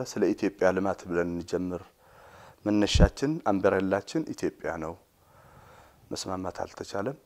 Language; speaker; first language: Amharic; non-native, local second language; Tigrinya